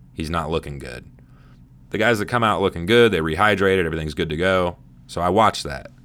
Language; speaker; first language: English; native; English